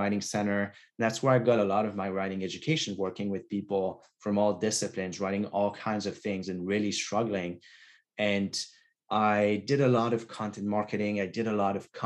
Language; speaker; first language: English; non-native, fluent; French